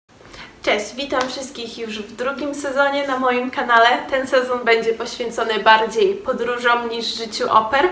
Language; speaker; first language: Polish; native; Polish